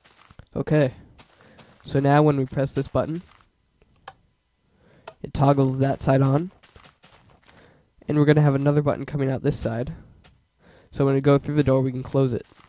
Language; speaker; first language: English; native; English